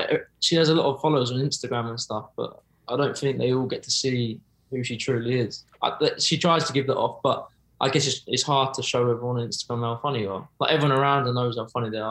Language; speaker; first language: English; native; English